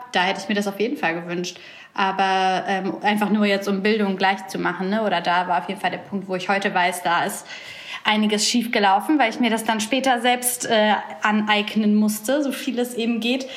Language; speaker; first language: German; native; German